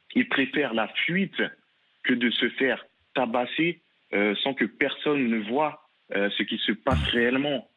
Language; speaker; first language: French; native; French